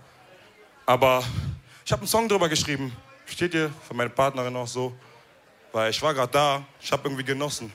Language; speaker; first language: German; early bilingual, other home language; Wolof